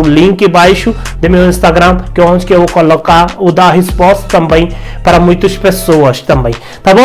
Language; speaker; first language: Portuguese; non-native, learner; Hindi